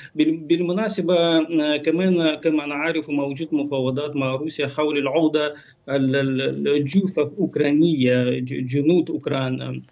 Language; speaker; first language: Arabic; non-native, learner; Ukrainian